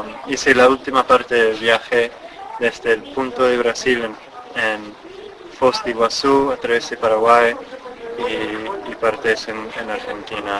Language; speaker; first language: Spanish; non-native, fluent; English